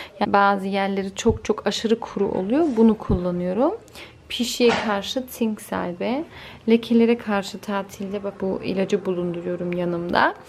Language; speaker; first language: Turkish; early bilingual, heritage; Turkish